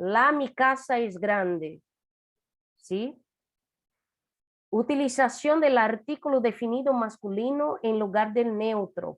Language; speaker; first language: Spanish; non-native, fluent; Portuguese